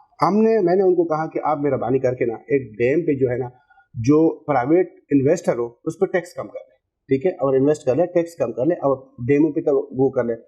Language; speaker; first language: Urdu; non-native, local second language; Pashto